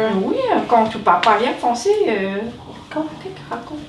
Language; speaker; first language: French; non-native, learner; Vietnamese